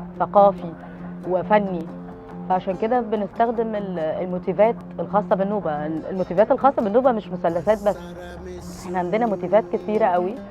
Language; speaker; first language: Egyptian Arabic; non-native, local second language; Arabic